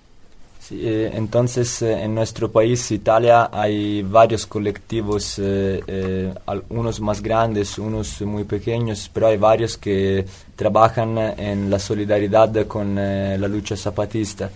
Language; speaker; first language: Spanish; non-native, fluent; Italian